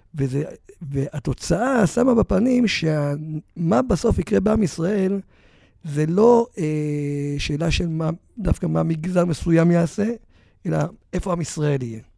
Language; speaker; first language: Hebrew; native; Hebrew